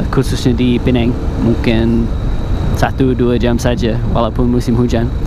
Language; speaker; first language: Malay; non-native, fluent; English